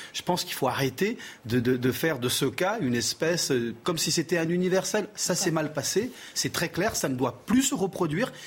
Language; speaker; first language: French; early bilingual, other home language; Portuguese